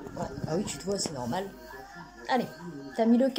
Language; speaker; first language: French; native; French